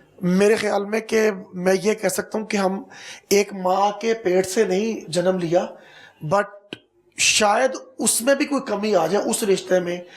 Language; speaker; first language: Urdu; non-native, local second language; Punjabi